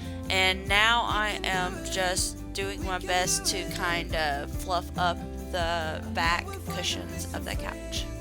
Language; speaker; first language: English; native; English